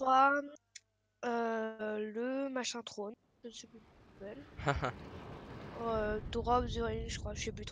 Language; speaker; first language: French; native; French